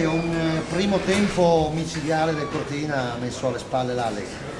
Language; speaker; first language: Italian; native; Italian